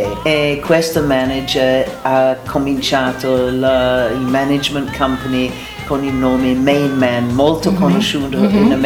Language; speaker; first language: Italian; non-native, learner; English